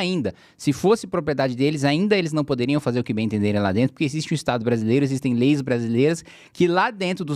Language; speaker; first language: Portuguese; native; Portuguese